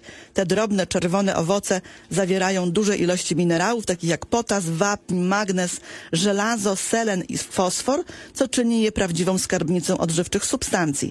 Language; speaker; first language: Polish; native; Polish